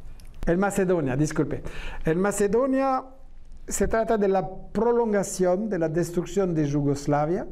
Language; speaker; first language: Spanish; non-native, fluent; French